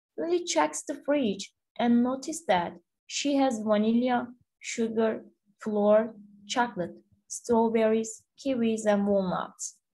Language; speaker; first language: English; non-native, fluent; Turkish